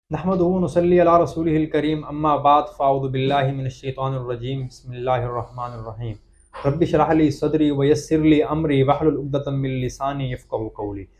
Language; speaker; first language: Urdu; non-native, local second language; Pashto